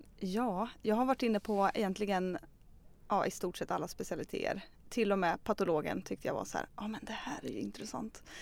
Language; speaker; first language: Swedish; native; Swedish